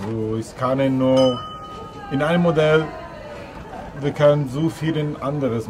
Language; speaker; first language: German; non-native, learner; Italian